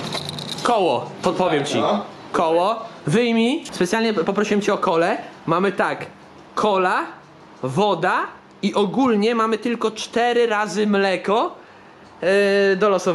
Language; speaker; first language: Polish; native; Polish